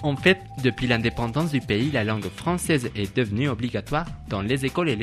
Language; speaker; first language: French; non-native, learner; Spanish